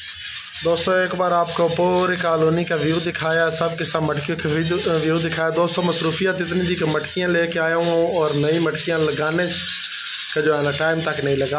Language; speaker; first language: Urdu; non-native, local second language; Punjabi